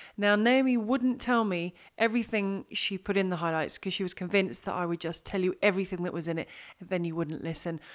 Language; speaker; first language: English; native; English